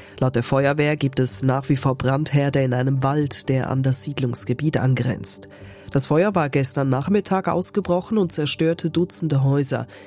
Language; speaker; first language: German; native; German